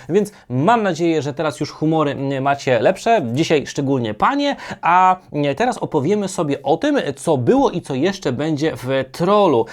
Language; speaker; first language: Polish; native; Polish